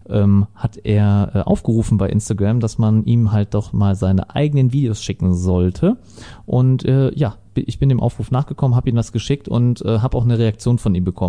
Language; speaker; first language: German; native; German